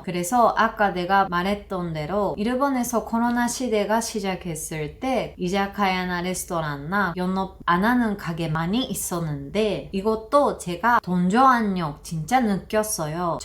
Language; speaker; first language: Korean; non-native, learner; Japanese